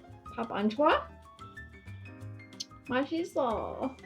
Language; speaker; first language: Korean; non-native, learner; English